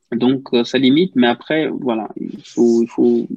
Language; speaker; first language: French; non-native, local second language; Kinyarwanda